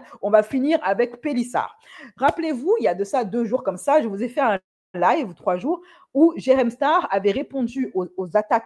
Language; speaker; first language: French; native; French